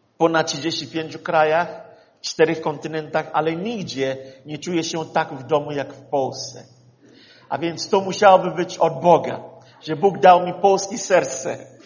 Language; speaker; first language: Polish; non-native, fluent; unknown